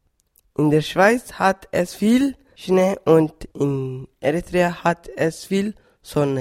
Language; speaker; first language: German; non-native, learner; Tigrinya